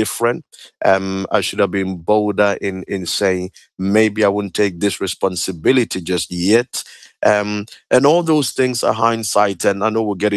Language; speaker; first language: English; non-native, local second language; Akan